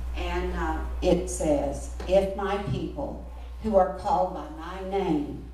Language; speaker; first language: English; native; English